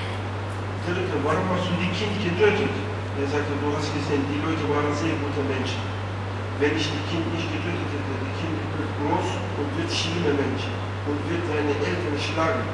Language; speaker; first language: German; non-native, fluent; Turkish